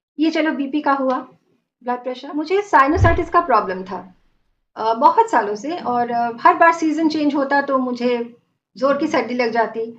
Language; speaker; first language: Hindi; non-native, local second language; Bangla